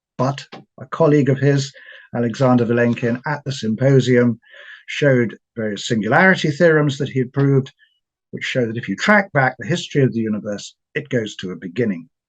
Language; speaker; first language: English; native; English